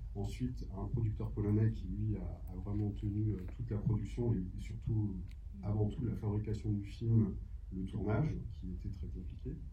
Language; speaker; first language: French; native; French